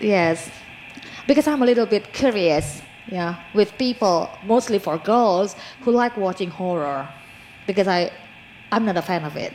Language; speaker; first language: English; non-native, fluent; Indonesian